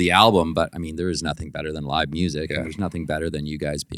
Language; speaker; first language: English; native; English